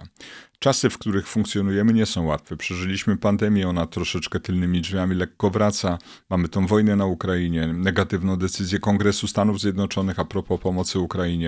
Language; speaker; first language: Polish; native; Polish